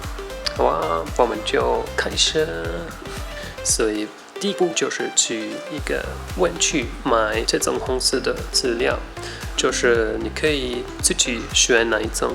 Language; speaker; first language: Chinese; non-native, fluent; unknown